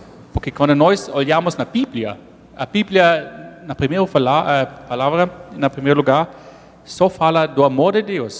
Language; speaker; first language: Portuguese; non-native, fluent; German